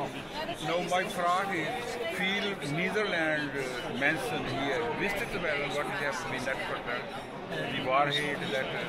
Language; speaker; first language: Dutch; non-native, learner; Punjabi